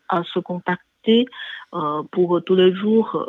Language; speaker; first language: French; non-native, learner; Chinese